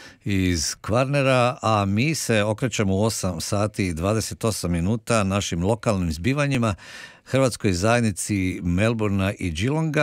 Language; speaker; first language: Croatian; native; Croatian